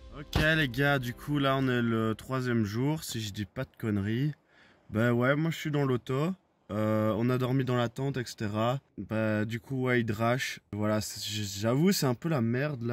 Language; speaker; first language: French; native; French